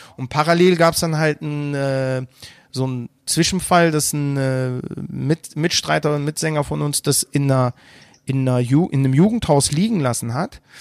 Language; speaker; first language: German; early bilingual, other home language; Turkish